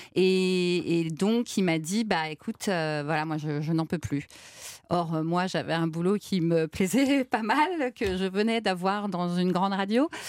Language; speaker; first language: French; native; French